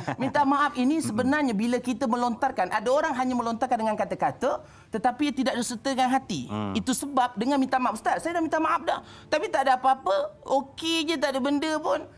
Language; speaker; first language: Malay; native; Malay